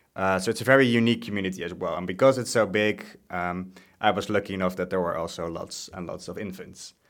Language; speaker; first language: English; non-native, fluent; Dutch